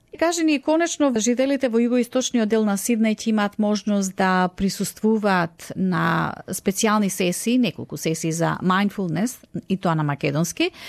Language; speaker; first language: Macedonian; native; Macedonian